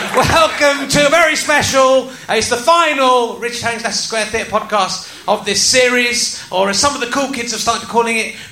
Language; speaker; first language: English; native; English